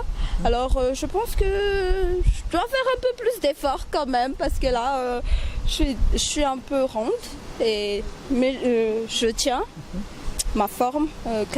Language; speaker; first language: French; non-native, local second language; Malagasy